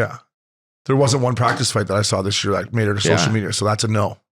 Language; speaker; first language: English; native; English